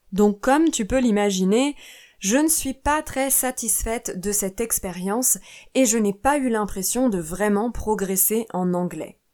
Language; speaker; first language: French; native; French